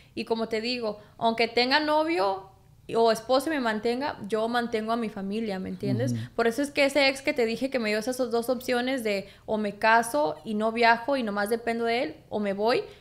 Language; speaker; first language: Spanish; early bilingual, heritage; Spanish